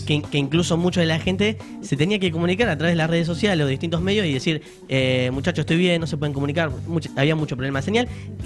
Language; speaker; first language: Spanish; native; Spanish